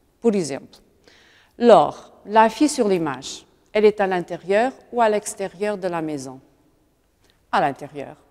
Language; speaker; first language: French; non-native, fluent; Portuguese